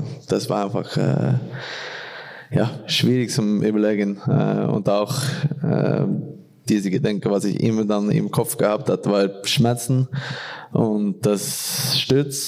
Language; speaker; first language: German; non-native, fluent; Norwegian